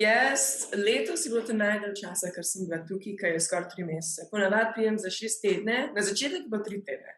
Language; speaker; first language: Slovenian; early bilingual, heritage; Slovenian